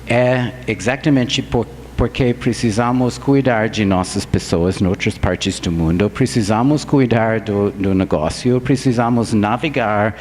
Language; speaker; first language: Portuguese; non-native, fluent; English